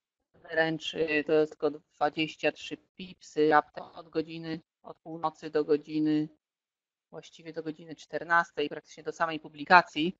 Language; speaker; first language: Polish; native; Polish